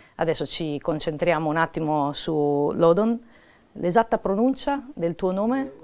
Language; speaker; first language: Italian; native; Italian